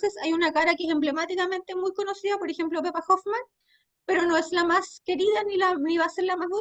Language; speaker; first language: Spanish; native; Spanish